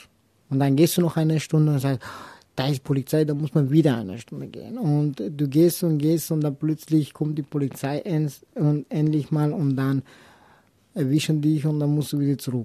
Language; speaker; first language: German; non-native, local second language; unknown